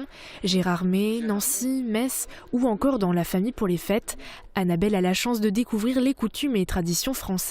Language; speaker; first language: French; native; French